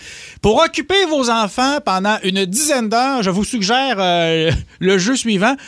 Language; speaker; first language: French; native; French